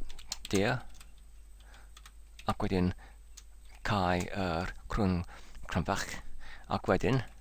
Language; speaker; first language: Welsh; non-native, learner; English